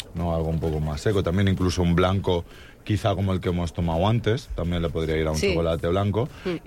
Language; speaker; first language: Spanish; native; Spanish